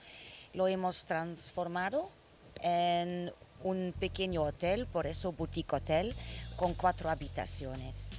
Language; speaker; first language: Spanish; non-native, learner; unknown